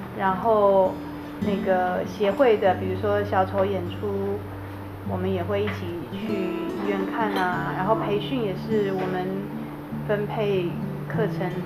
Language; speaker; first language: Chinese; native; Chinese